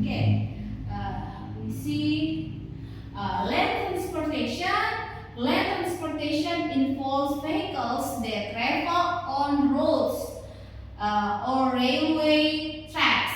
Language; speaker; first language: English; non-native, learner; Indonesian